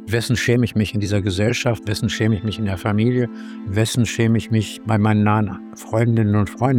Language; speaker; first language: German; native; German